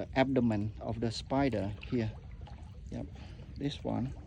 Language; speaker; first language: English; non-native, learner; Khmer